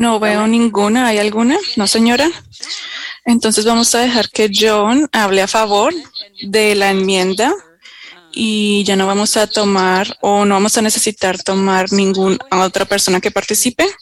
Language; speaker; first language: Spanish; non-native, fluent; English